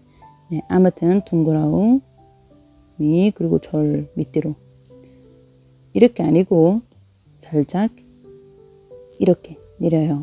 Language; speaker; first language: Korean; non-native, fluent; Arabic